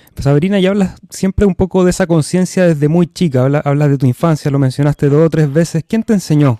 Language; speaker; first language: Spanish; native; Spanish